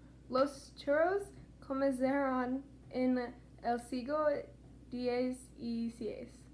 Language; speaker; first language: Spanish; non-native, learner; English